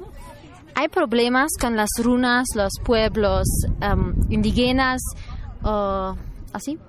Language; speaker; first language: Spanish; non-native, learner; German